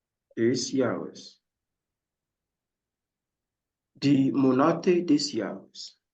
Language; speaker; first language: German; non-native, fluent; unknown